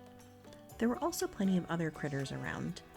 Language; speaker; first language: English; native; English